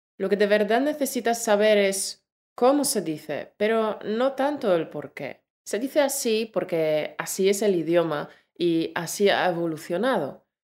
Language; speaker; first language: Spanish; native; Spanish